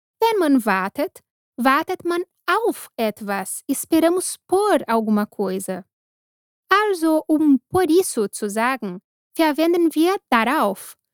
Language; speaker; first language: German; non-native, fluent; Portuguese